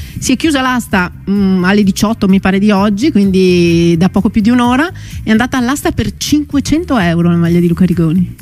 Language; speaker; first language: Italian; native; Italian